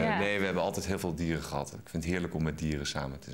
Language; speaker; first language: Dutch; native; Dutch